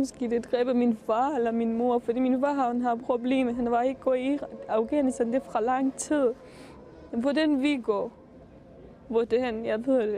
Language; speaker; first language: Danish; non-native, learner; Persian